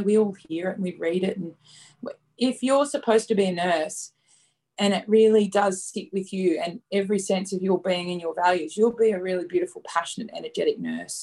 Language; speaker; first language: English; native; English